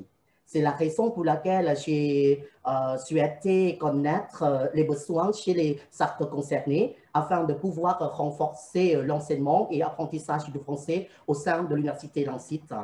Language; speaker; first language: French; non-native, fluent; Thai